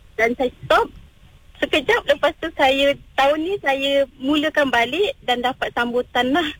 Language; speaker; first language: Malay; non-native, local second language; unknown